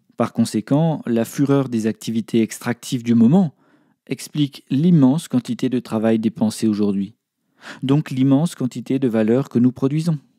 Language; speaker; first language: French; native; French